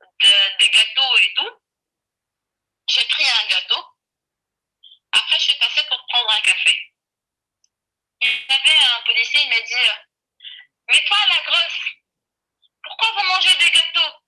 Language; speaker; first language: French; non-native, local second language; Arabic